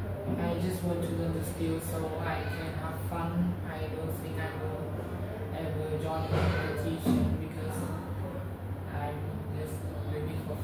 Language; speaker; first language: English; non-native, learner; Vietnamese